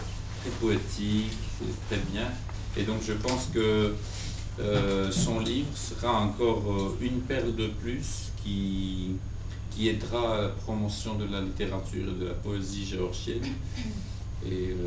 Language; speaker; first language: French; non-native, fluent; Georgian